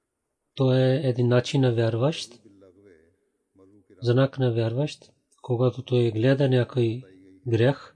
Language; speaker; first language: Bulgarian; non-native, learner; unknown